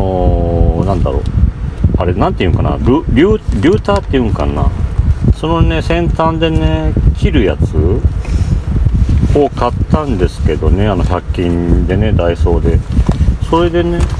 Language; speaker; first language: Japanese; native; Japanese